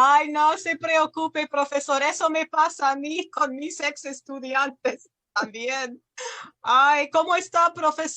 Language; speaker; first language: Spanish; non-native, fluent; English